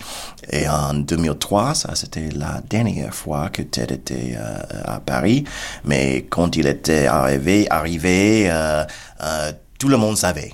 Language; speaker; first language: French; non-native, fluent; English